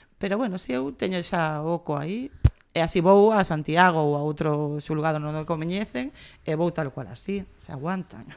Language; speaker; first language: Galician; non-native, local second language; Spanish